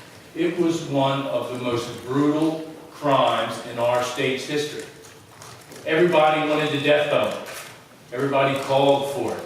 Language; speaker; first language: English; native; English